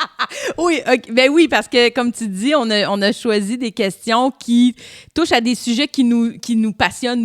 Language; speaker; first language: French; native; French